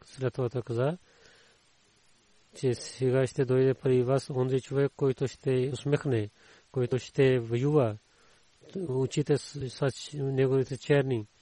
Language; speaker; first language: Bulgarian; non-native, learner; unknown